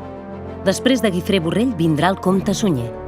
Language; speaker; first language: Catalan; native; Catalan